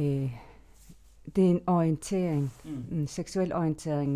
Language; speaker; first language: Danish; non-native, local second language; Kalaallisut